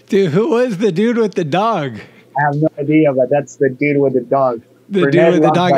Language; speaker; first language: English; non-native, fluent; Spanish